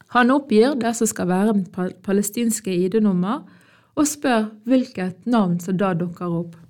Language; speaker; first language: Norwegian; early bilingual, other home language; Arabic